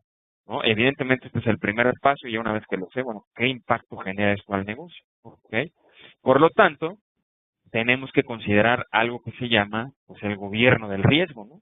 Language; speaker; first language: Spanish; native; Spanish